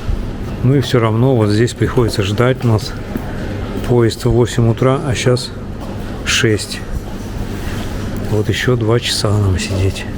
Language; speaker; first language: Russian; native; Russian